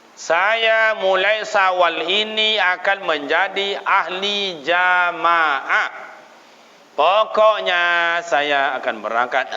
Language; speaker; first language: Malay; native; Malay